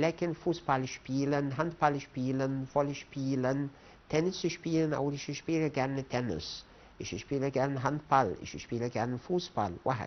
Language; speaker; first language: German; non-native, fluent; Arabic